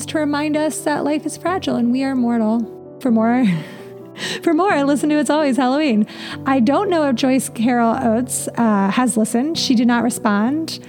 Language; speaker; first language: English; native; English